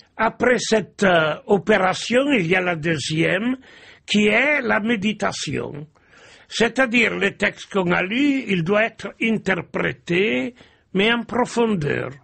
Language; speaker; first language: French; non-native, fluent; Italian